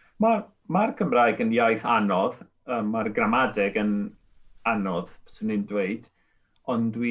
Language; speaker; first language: Welsh; non-native, fluent; Spanish